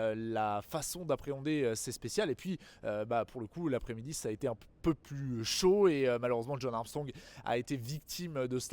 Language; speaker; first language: French; native; French